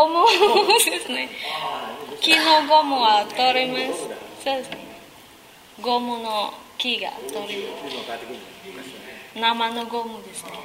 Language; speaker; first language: Japanese; non-native, learner; Indonesian